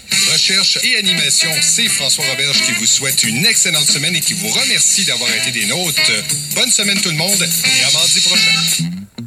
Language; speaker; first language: French; native; French